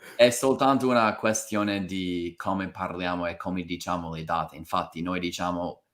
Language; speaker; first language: Italian; non-native, fluent; English